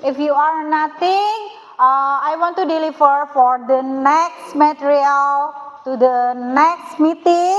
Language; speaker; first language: English; non-native, learner; Indonesian